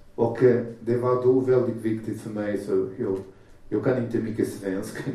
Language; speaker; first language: Swedish; non-native, fluent; Portuguese